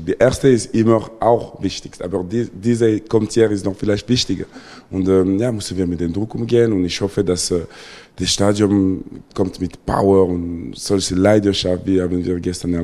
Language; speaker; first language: German; non-native, local second language; French